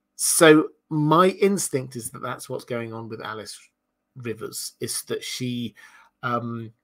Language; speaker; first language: English; native; English